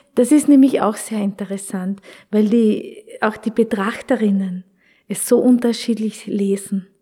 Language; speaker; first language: German; native; German